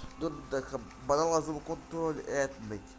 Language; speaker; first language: Turkish; non-native, learner; Russian